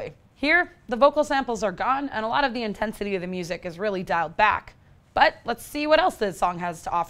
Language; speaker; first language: English; native; English